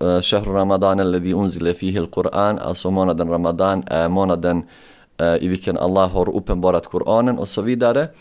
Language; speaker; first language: Swedish; non-native, local second language; Bosnian